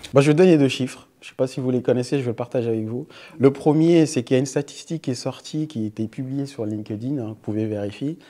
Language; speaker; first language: French; early bilingual, other home language; Fula